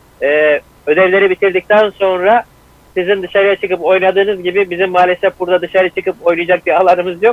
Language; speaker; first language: Turkish; native; Turkish